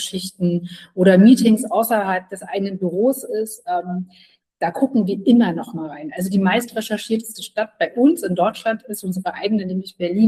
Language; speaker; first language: German; native; German